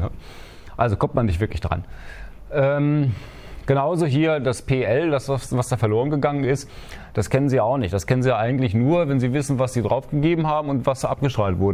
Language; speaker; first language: German; native; German